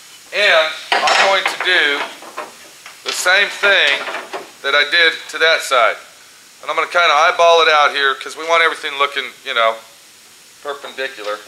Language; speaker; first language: English; native; English